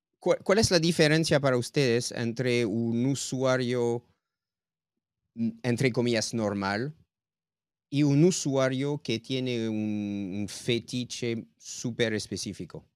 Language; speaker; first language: Spanish; non-native, fluent; English